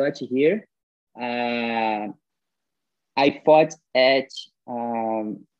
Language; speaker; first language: English; non-native, fluent; Portuguese